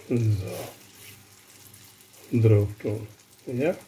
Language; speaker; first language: German; non-native, learner; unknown